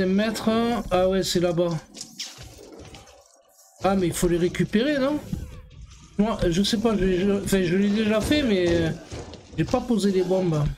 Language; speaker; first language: French; native; French